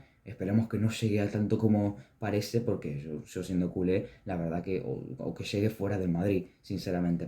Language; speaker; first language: Spanish; native; Spanish